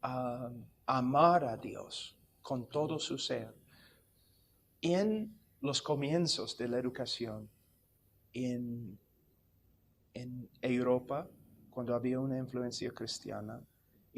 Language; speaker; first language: Spanish; non-native, fluent; English